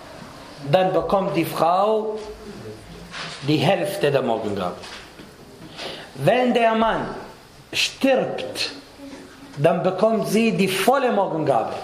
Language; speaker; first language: German; non-native, fluent; Arabic